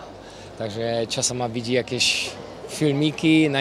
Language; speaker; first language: Polish; non-native, fluent; Czech